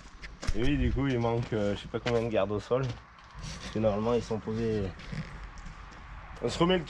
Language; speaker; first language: French; native; French